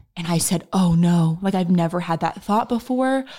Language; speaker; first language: English; native; English